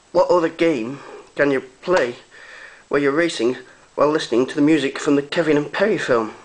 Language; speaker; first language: English; native; English